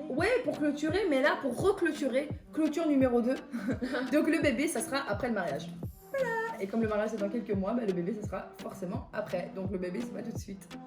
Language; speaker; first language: French; early bilingual, other home language; Persian